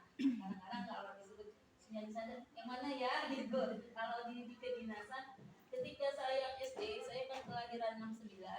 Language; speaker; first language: Indonesian; non-native, local second language; Sundanese